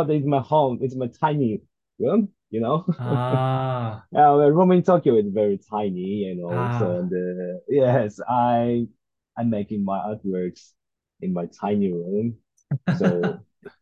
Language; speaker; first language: English; non-native, learner; Japanese